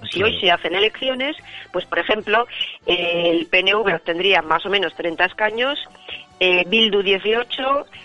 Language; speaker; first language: Spanish; native; Spanish